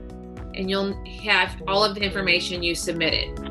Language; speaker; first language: English; native; English